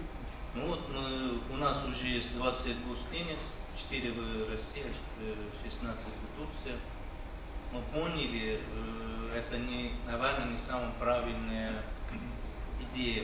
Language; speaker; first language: Russian; non-native, fluent; Turkish